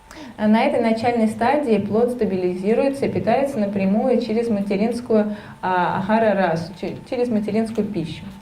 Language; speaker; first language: Russian; native; Russian